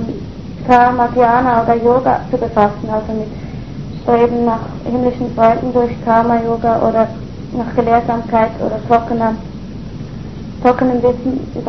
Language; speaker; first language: German; native; German